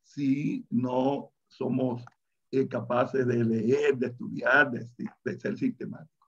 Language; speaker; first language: Spanish; native; Spanish